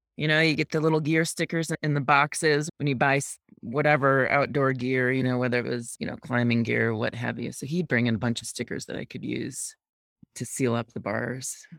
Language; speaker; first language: English; native; English